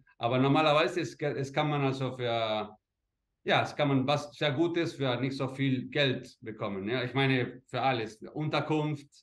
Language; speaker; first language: German; early bilingual, heritage; Spanish